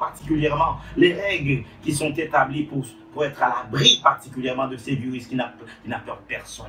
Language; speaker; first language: French; non-native, local second language; Haitian Creole